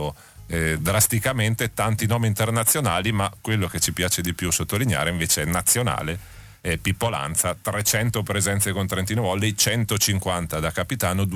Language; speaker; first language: Italian; native; Italian